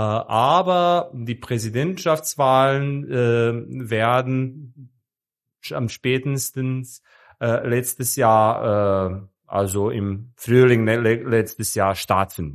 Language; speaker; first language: German; non-native, fluent; Serbian